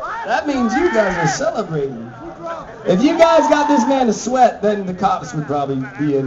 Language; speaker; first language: English; native; English